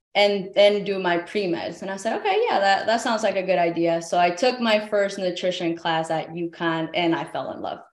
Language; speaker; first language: English; early bilingual, other home language; Spanish